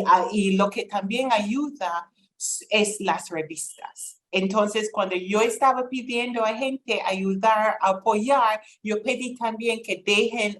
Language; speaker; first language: Spanish; non-native, fluent; English